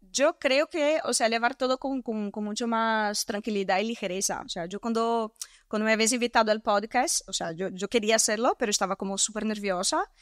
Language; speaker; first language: Spanish; non-native, fluent; Portuguese